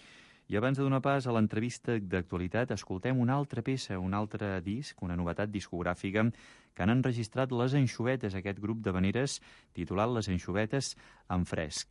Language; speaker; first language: Catalan; native; Catalan